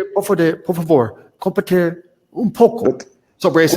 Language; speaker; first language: Spanish; non-native, learner; English